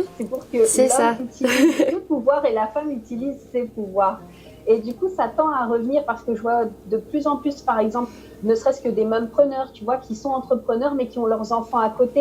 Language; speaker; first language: French; native; French